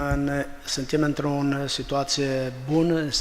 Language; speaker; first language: Romanian; non-native, fluent; Albanian